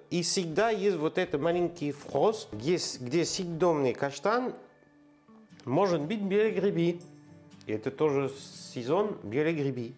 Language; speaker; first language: Russian; non-native, learner; French